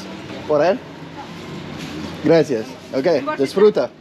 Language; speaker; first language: Spanish; non-native, learner; English